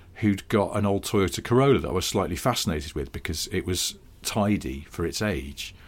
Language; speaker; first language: English; native; English